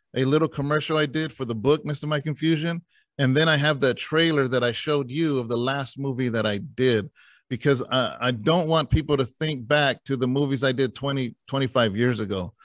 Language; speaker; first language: English; native; English